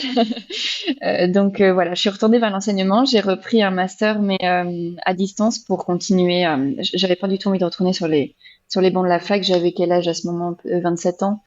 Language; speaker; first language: French; native; French